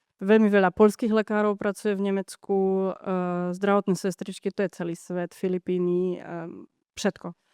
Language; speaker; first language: Slovak; native; Slovak